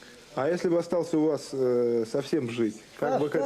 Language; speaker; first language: Russian; native; Russian